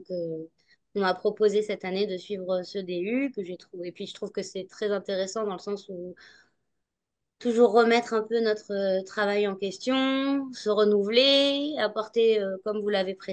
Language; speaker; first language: French; native; French